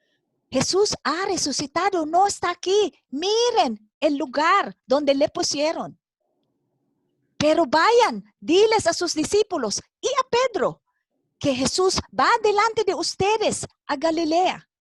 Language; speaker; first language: Spanish; non-native, fluent; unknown